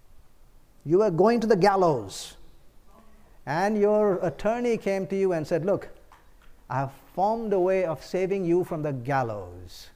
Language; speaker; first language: English; non-native, local second language; Bangla